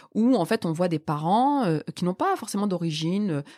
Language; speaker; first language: French; native; French